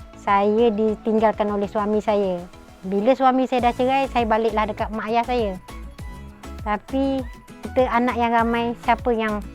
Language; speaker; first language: Malay; native; Malay